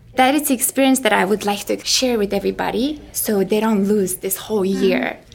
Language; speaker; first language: English; non-native, fluent; Mongolian